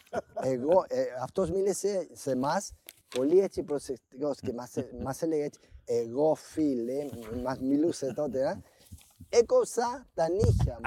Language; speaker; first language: Greek; non-native, fluent; Spanish